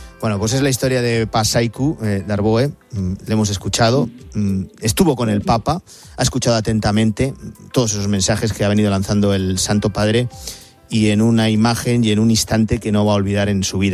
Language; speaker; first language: Spanish; native; Spanish